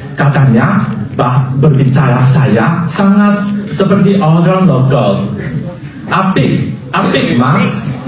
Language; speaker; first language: Indonesian; non-native, learner; Chinese